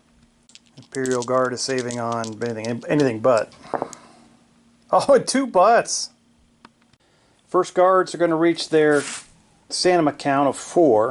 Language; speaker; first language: English; native; English